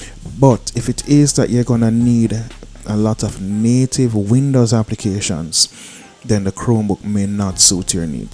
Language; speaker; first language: English; native; English